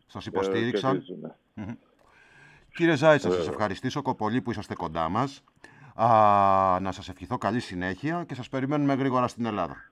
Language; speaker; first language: Greek; native; Greek